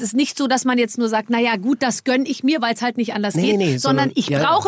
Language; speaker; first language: German; native; German